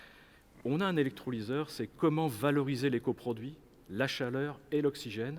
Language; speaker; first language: French; native; French